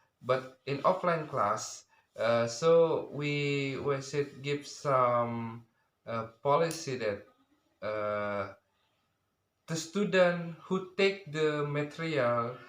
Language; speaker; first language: English; non-native, learner; Indonesian